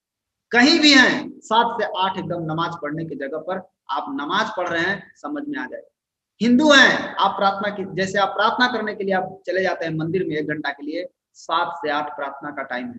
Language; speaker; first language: Hindi; native; Hindi